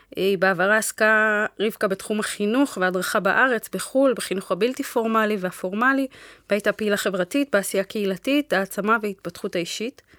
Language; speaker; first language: Hebrew; early bilingual, other home language; Amharic